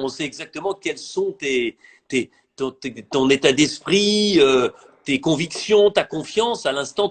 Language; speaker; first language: French; native; French